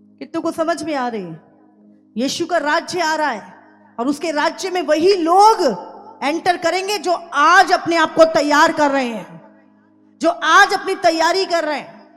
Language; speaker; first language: Hindi; native; Hindi